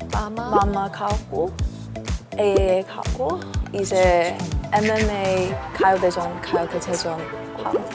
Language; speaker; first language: Korean; early bilingual, heritage; Korean